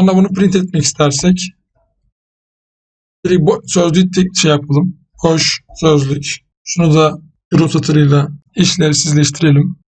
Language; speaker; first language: Turkish; native; Turkish